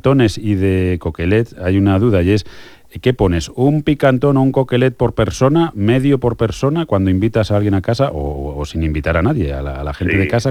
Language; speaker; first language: Spanish; native; Spanish